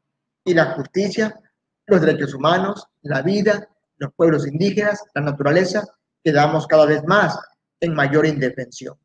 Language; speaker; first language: Spanish; native; Spanish